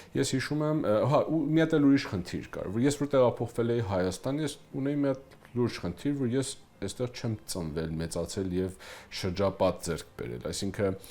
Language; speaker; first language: Armenian; early bilingual, heritage; Armenian